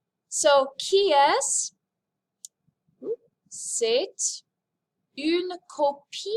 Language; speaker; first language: French; non-native, fluent; English